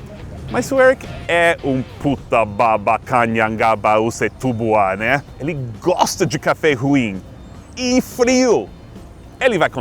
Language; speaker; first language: Portuguese; non-native, fluent; English